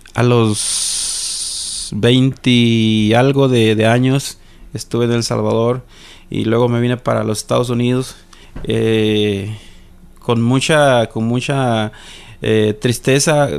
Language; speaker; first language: Spanish; native; Spanish